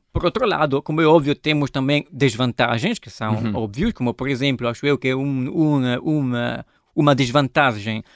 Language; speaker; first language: Portuguese; non-native, fluent; Italian